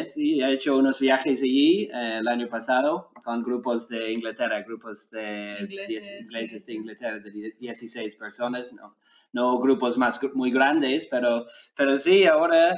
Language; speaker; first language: Spanish; non-native, learner; English